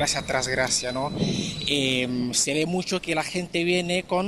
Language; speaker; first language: Spanish; non-native, fluent; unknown